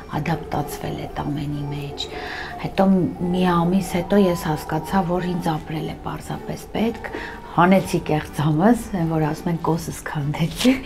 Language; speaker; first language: Armenian; native; Armenian